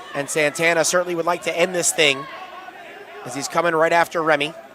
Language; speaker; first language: English; native; English